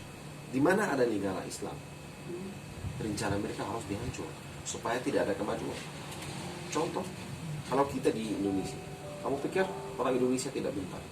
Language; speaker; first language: Indonesian; non-native, fluent; Arabic